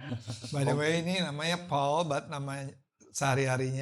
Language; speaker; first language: Indonesian; native; Indonesian